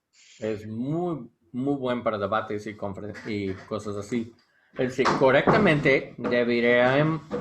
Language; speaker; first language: Spanish; non-native, learner; English